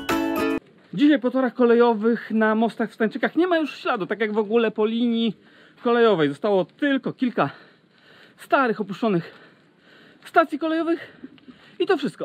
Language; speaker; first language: Polish; native; Polish